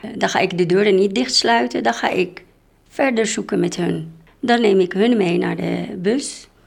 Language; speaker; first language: Dutch; non-native, fluent; Arabic